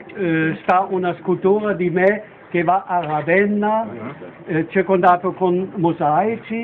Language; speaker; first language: Italian; non-native, fluent; German